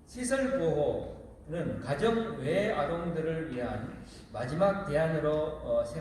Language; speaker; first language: Korean; native; Korean